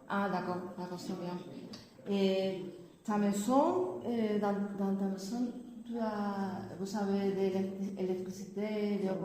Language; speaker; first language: French; non-native, fluent; Spanish